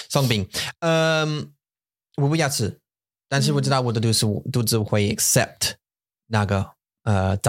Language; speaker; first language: Chinese; non-native, learner; English